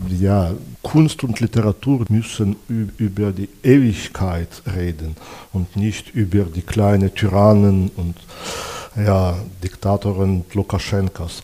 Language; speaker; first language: German; non-native, fluent; Belarusian